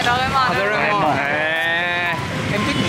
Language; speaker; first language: Vietnamese; non-native, learner; Japanese